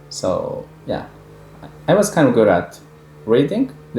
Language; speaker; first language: English; non-native, fluent; Japanese